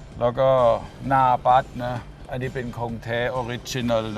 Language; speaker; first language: Thai; non-native, fluent; German